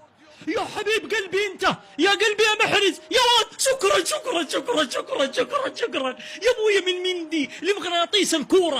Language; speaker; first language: Arabic; native; Arabic